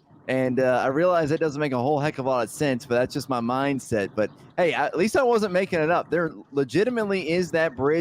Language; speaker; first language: English; native; English